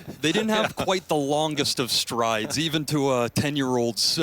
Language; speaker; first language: English; native; English